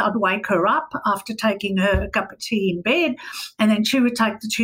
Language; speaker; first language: English; native; English